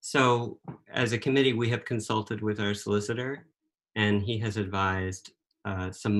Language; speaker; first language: English; native; English